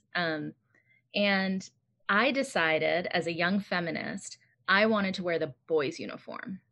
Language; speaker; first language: English; native; English